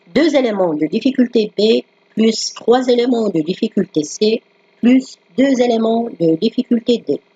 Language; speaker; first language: French; non-native, local second language; Arabic